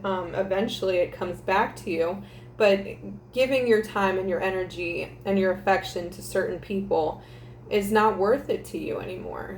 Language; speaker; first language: English; native; English